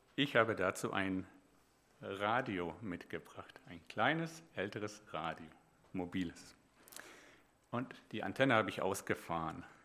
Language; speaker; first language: German; native; German